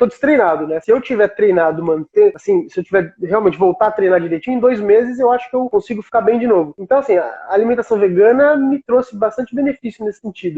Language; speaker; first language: Portuguese; native; Portuguese